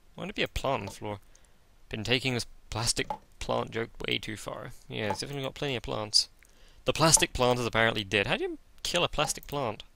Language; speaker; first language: English; native; English